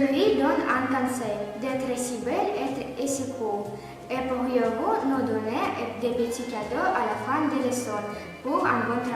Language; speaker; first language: French; non-native, learner; Russian